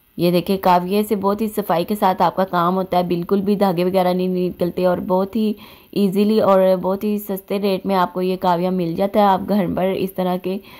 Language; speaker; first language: Urdu; native; Urdu